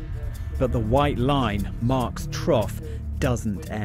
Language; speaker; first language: English; native; English